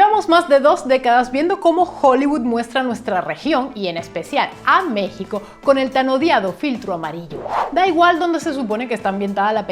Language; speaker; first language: Spanish; native; Spanish